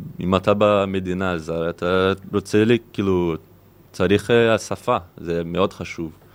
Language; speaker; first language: Hebrew; non-native, fluent; Portuguese